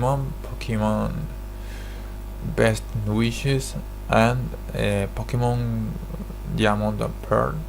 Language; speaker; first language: English; non-native, learner; Spanish